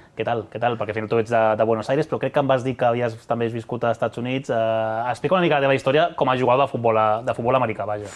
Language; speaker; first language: Catalan; native; Catalan